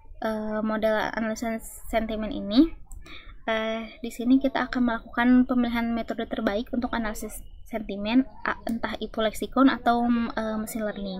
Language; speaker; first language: Indonesian; native; Indonesian